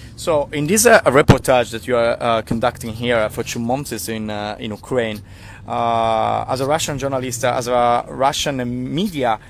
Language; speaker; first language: English; non-native, fluent; Italian